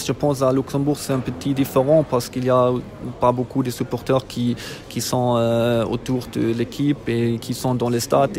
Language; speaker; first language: French; non-native, fluent; German